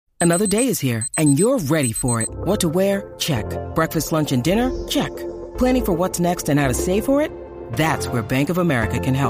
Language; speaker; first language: English; native; English